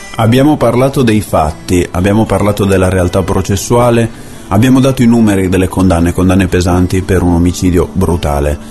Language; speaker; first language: Italian; native; Italian